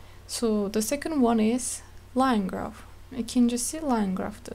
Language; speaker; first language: English; non-native, fluent; Azerbaijani